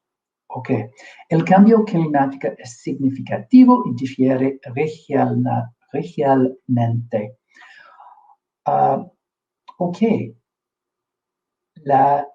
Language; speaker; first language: Spanish; non-native, fluent; English